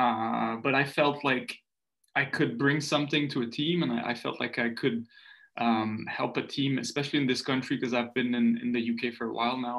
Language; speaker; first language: English; non-native, fluent; French